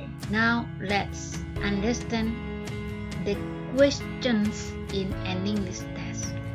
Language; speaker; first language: English; non-native, fluent; Indonesian